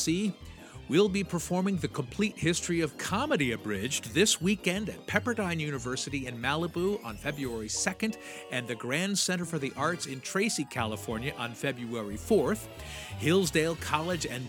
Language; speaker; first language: English; native; English